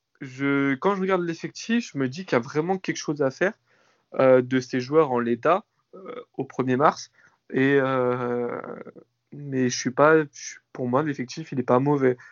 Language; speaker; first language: French; native; French